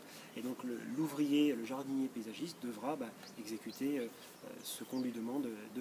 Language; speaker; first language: French; native; French